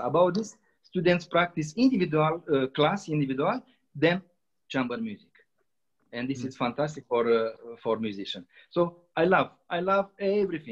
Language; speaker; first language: English; non-native, learner; Romanian